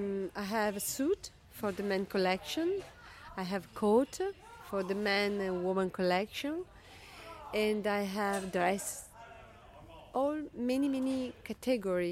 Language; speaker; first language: English; non-native, learner; Italian